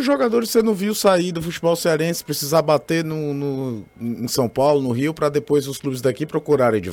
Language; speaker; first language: Portuguese; native; Portuguese